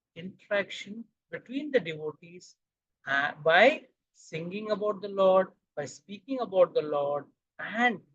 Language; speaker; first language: English; non-native, local second language; Hindi